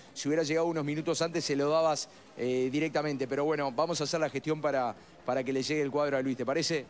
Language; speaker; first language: Spanish; native; Spanish